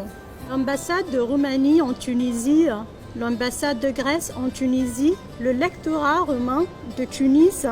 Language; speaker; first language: French; non-native, local second language; Arabic